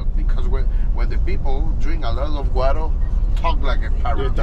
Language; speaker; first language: English; non-native, fluent; Spanish